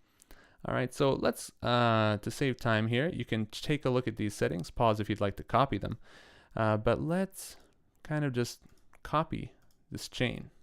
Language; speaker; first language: English; native; English